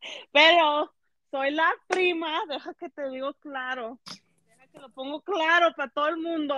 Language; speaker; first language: Spanish; early bilingual, heritage; Spanish